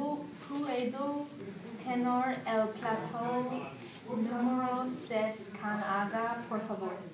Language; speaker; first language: Spanish; non-native, learner; English